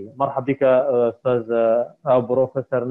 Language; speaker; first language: Arabic; native; Arabic